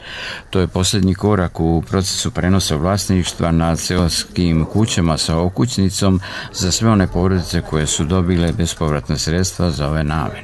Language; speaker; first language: Serbian; native; Serbian